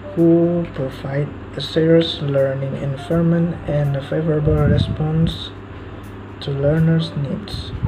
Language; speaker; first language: English; non-native, learner; Indonesian